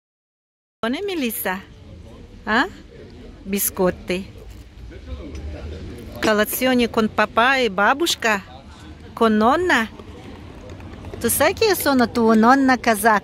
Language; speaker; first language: Italian; non-native, learner; Russian